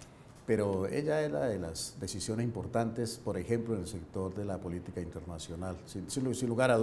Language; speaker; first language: Spanish; native; Spanish